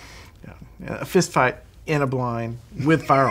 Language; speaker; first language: English; native; English